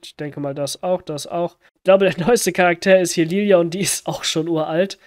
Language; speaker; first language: German; native; German